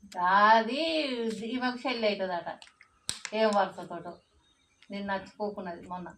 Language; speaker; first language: Telugu; native; Telugu